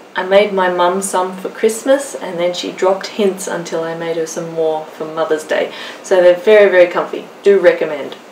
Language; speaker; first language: English; native; English